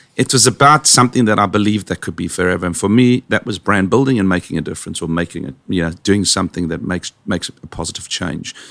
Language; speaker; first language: English; native; English